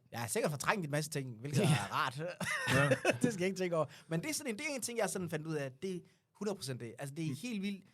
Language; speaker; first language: Danish; early bilingual, other home language; Somali